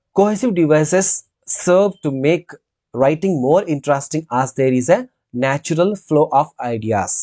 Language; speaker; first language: English; non-native, local second language; Telugu